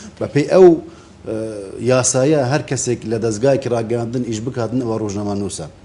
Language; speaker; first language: Central Kurdish; non-native, local second language; Kurdish